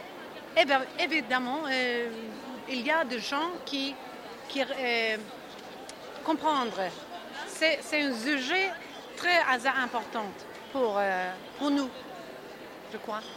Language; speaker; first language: French; non-native, learner; Swedish